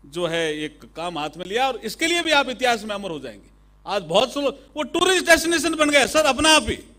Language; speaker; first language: Hindi; native; Hindi